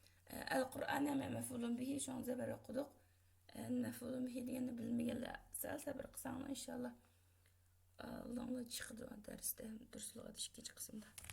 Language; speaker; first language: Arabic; non-native, fluent; Uyghur